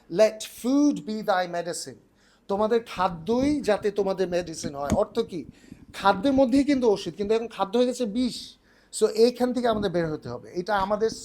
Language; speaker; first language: Bangla; early bilingual, heritage; Bangla